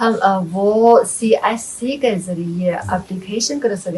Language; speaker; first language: Hindi; non-native, fluent; Chinese